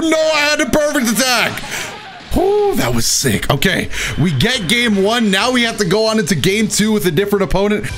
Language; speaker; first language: English; native; English